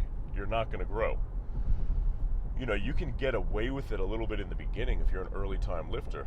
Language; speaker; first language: English; native; English